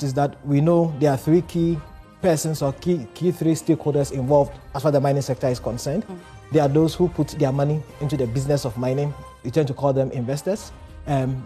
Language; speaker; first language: English; non-native, local second language; Akan